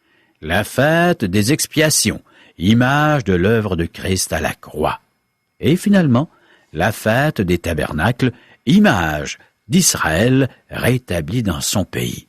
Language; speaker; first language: French; native; French